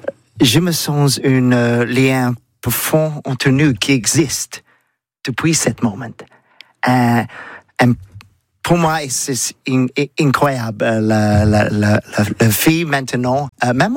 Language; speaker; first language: French; non-native, learner; English